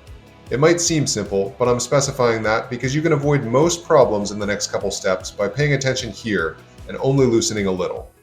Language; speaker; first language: English; native; English